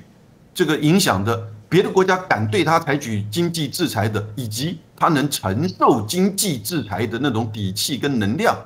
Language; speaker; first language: Chinese; native; Chinese